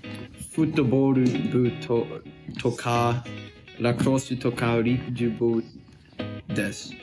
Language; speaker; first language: Japanese; non-native, learner; English